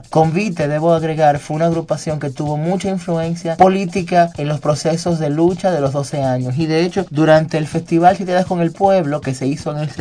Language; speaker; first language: Spanish; native; Spanish